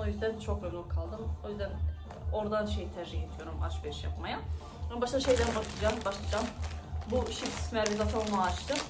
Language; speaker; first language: Turkish; non-native, fluent; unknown